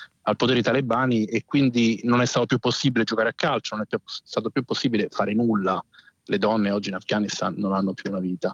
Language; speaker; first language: Italian; native; Italian